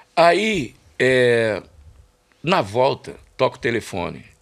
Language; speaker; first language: Portuguese; native; Portuguese